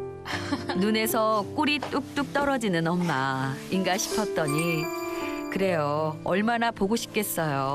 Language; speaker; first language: Korean; native; Korean